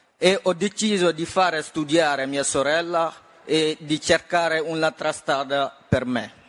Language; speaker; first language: Italian; non-native, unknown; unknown